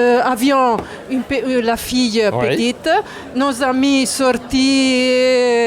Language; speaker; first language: French; non-native, learner; Italian